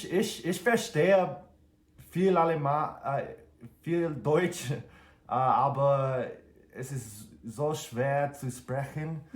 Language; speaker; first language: German; non-native, learner; English